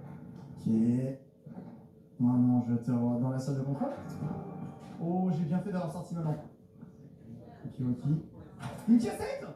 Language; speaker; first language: French; native; French